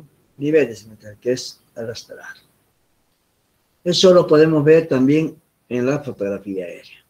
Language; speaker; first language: Spanish; native; Spanish